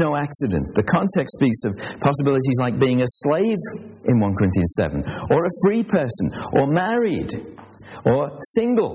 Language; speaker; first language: English; native; English